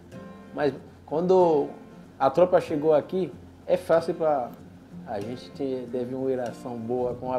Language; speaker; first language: Portuguese; non-native, fluent; Haitian Creole